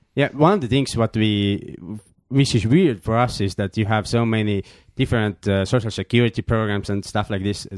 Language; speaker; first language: English; non-native, fluent; Estonian